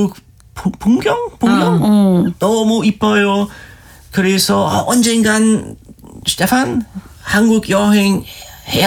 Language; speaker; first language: Korean; non-native, learner; German